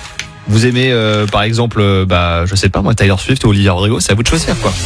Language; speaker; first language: French; native; French